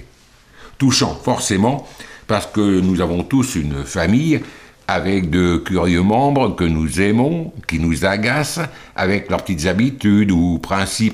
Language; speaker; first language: French; native; French